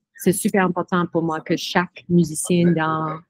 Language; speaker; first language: French; non-native, fluent; English